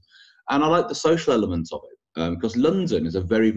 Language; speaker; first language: English; native; English